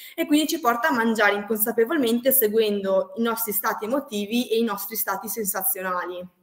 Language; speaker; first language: Italian; native; Italian